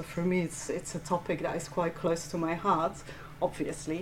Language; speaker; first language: English; non-native, fluent; Dutch